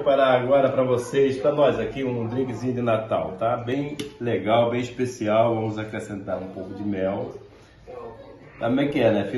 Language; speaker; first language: Portuguese; native; Portuguese